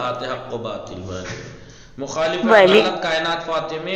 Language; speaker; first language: Persian; non-native, fluent; Urdu